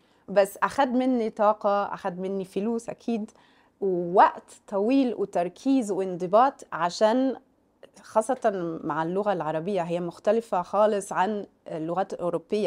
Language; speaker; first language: Arabic; non-native, fluent; French